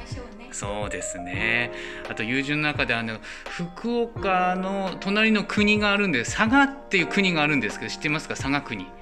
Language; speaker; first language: Japanese; native; Japanese